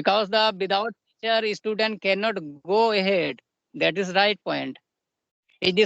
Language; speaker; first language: English; non-native, learner; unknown